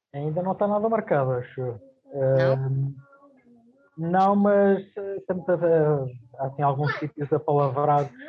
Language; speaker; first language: Portuguese; native; Portuguese